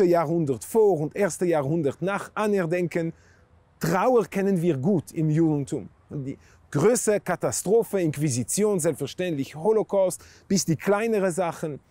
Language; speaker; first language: German; non-native, fluent; Hebrew